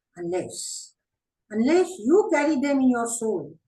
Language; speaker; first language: English; non-native, local second language; Marathi